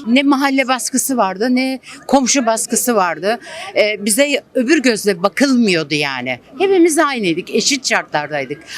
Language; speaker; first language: Turkish; native; Turkish